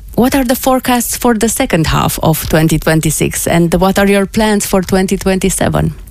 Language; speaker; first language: English; non-native, fluent; Romanian